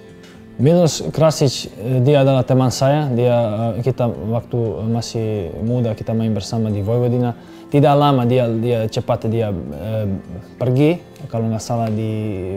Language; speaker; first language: Indonesian; non-native, fluent; Serbian